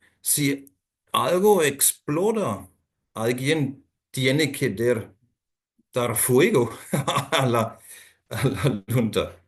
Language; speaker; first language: Spanish; non-native, fluent; German